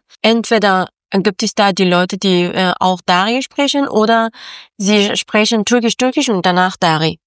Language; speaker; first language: German; non-native, learner; Persian